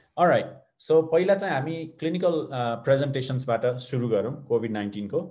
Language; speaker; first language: English; non-native, local second language; Nepali